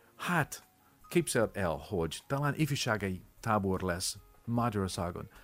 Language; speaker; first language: Hungarian; non-native, learner; English